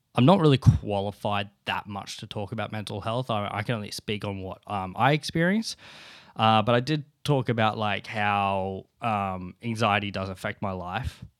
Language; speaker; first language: English; native; English